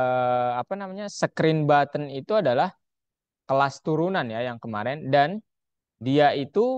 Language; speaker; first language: Indonesian; native; Indonesian